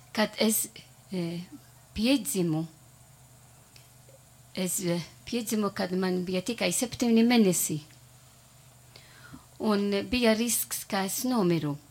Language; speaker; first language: Latvian; non-native, learner; Italian